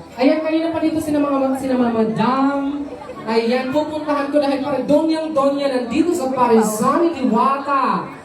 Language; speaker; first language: Filipino; native; Filipino